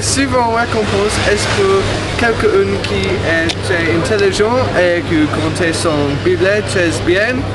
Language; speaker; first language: French; non-native, learner; English